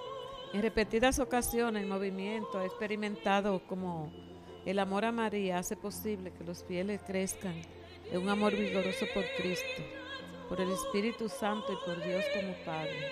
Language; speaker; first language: Spanish; native; Spanish